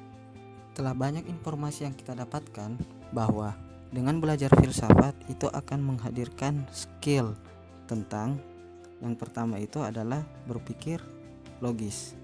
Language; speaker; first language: Indonesian; native; Indonesian